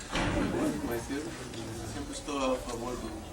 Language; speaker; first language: Portuguese; non-native, fluent; English